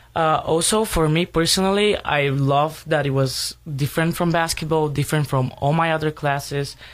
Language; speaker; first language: English; non-native, fluent; Bulgarian